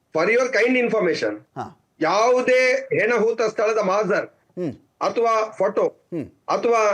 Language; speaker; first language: Kannada; native; Kannada